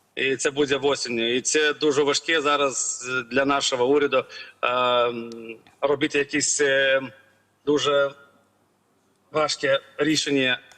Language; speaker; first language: Ukrainian; non-native, learner; Lithuanian